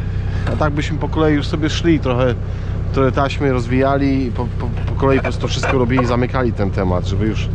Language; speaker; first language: Polish; native; Polish